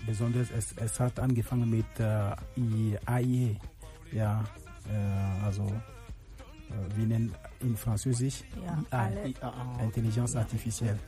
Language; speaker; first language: German; non-native, fluent; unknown